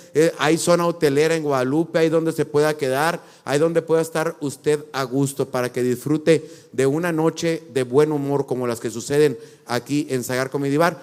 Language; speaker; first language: Spanish; native; Spanish